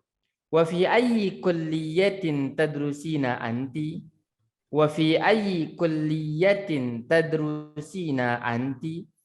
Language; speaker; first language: Arabic; non-native, fluent; Indonesian